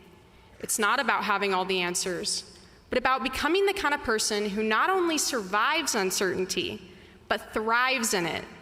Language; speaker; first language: English; native; English